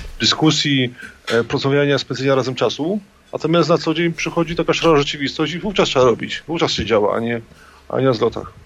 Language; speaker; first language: Polish; native; Polish